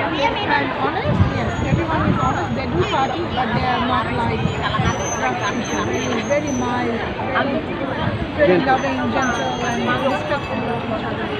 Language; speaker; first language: English; non-native, fluent; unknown